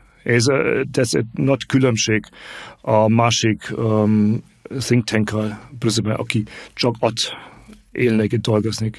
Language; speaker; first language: Hungarian; non-native, fluent; German